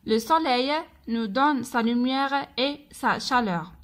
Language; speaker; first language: French; non-native, local second language; Arabic